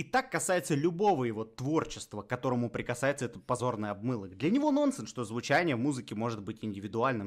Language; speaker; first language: Russian; native; Russian